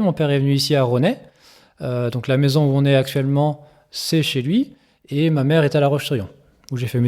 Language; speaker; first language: French; native; French